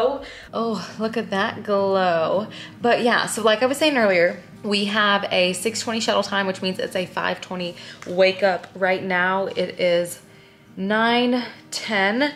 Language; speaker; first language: English; native; English